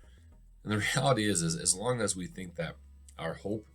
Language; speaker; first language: English; native; English